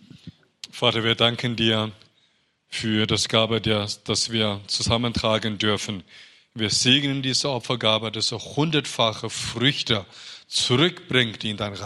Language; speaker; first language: German; non-native, fluent; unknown